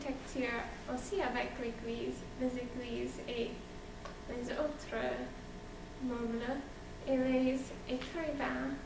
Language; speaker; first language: French; non-native, learner; English